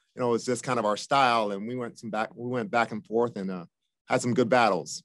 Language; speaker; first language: English; native; English